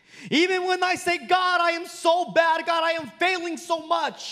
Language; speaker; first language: English; non-native, fluent; Spanish